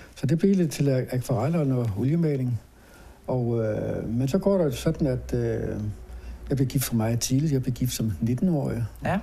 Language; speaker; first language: Danish; native; Danish